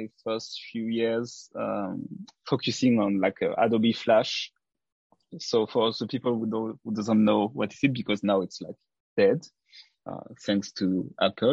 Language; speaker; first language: English; non-native, fluent; French